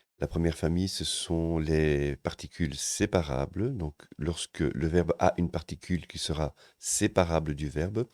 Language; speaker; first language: French; native; French